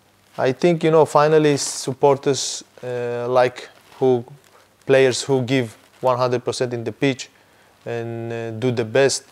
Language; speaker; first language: English; non-native, fluent; Hebrew